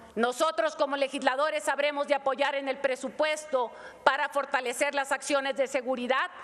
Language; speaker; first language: Spanish; native; Spanish